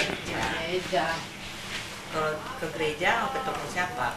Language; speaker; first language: Indonesian; native; Indonesian